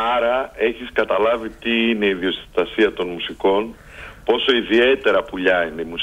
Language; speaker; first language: Greek; native; Greek